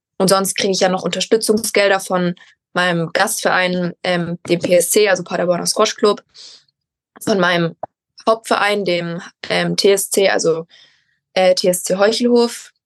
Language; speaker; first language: German; native; German